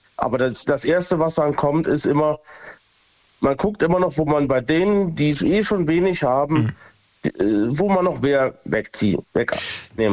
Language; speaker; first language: German; native; German